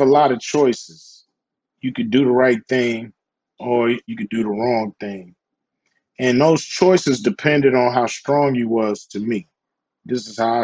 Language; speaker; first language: English; native; English